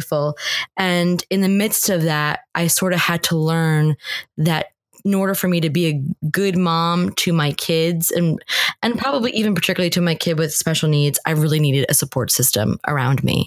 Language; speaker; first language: English; native; English